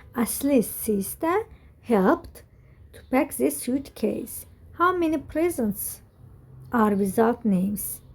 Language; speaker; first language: English; non-native, learner; Azerbaijani